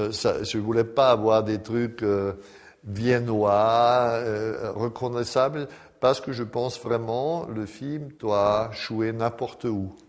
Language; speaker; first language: French; non-native, fluent; German